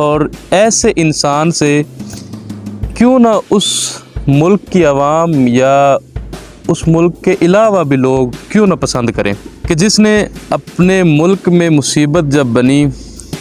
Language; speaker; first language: Urdu; non-native, local second language; Punjabi